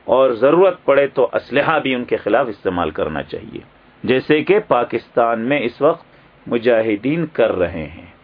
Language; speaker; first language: Urdu; native; Urdu